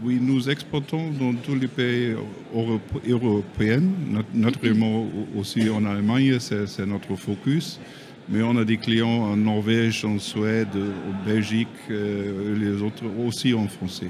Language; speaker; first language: French; non-native, learner; German